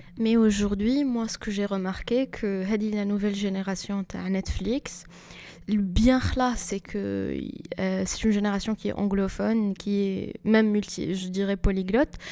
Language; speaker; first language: French; non-native, local second language; Arabic